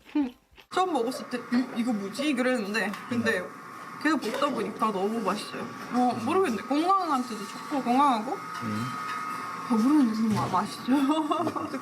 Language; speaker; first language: Korean; non-native, fluent; Estonian